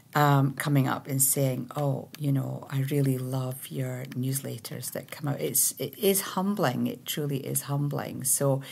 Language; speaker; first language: English; native; English